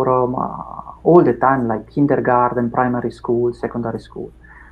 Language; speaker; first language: English; non-native, fluent; Italian